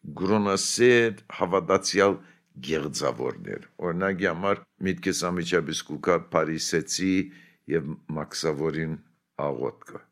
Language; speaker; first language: Armenian; early bilingual, heritage; Armenian